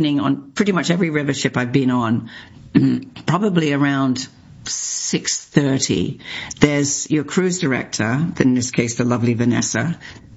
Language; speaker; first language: English; native; English